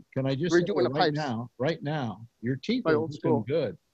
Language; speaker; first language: English; native; English